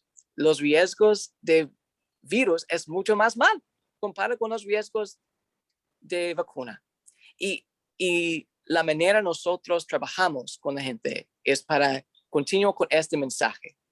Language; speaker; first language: Spanish; non-native, learner; English